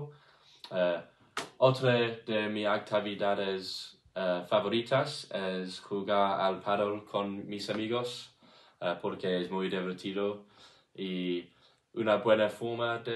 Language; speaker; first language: Spanish; non-native, learner; English